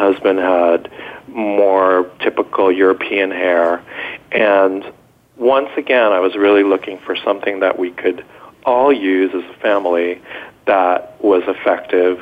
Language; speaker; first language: English; native; English